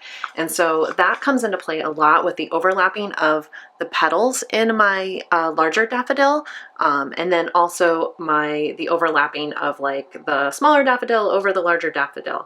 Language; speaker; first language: English; native; English